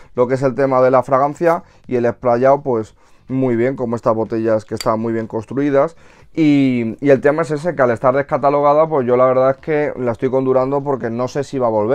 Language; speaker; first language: Spanish; native; Spanish